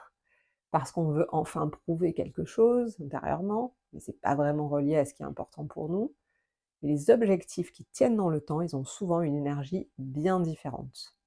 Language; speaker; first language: French; native; French